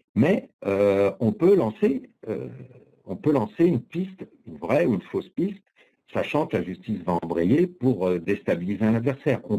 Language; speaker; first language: French; native; French